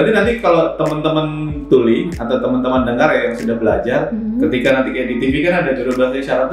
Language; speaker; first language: Indonesian; native; Indonesian